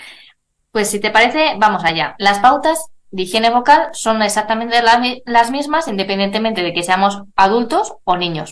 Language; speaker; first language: Spanish; native; Spanish